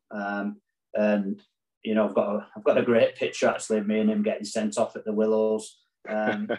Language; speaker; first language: English; native; English